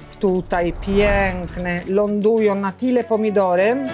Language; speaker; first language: Polish; non-native, learner; Italian